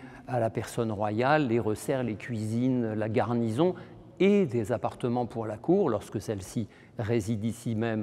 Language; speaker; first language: French; native; French